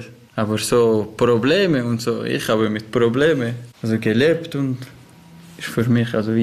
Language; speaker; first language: German; non-native, learner; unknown